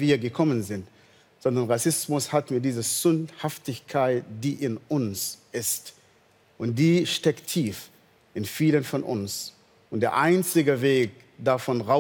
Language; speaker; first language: German; non-native, fluent; Arabic